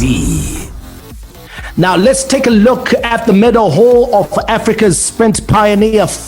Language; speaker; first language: English; native; English